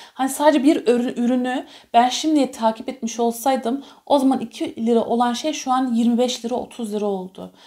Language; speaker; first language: Turkish; early bilingual, heritage; Turkish